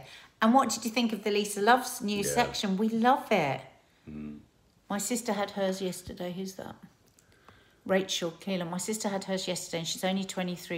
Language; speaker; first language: English; native; English